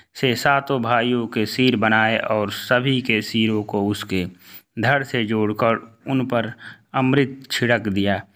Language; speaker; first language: Hindi; native; Hindi